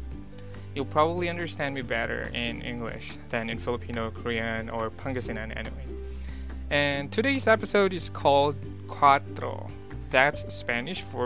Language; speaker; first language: English; non-native, local second language; Pangasinan